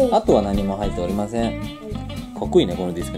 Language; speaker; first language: Japanese; native; Japanese